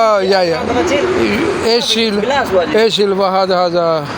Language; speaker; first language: Arabic; non-native, learner; Urdu